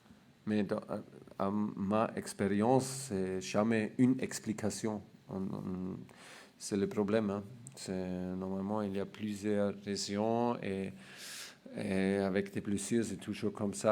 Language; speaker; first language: French; non-native, learner; German